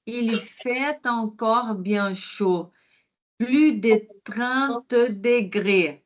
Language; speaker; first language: French; non-native, fluent; Portuguese